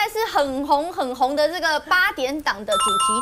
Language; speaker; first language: Chinese; native; Chinese